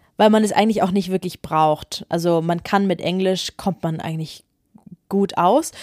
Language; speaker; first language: German; native; German